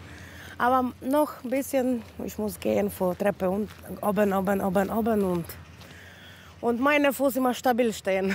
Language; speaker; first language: German; non-native, learner; Polish